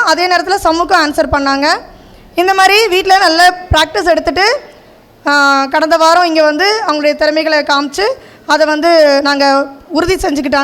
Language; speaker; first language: Tamil; native; Tamil